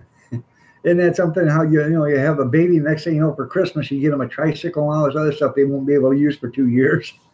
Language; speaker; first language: English; native; English